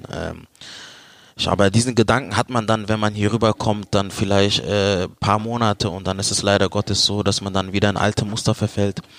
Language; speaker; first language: German; early bilingual, other home language; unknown